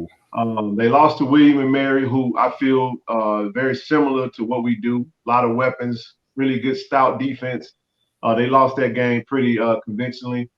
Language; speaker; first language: English; native; English